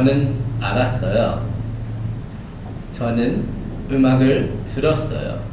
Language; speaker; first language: Korean; early bilingual, heritage; Korean